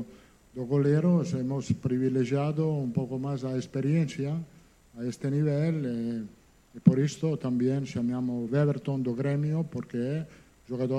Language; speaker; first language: Portuguese; non-native, learner; Italian